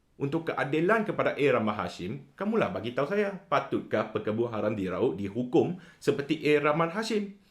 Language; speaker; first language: Malay; non-native, local second language; Chinese